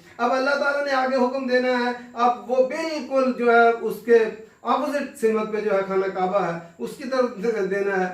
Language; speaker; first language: Urdu; native; Urdu